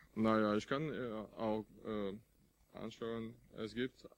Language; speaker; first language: German; non-native, fluent; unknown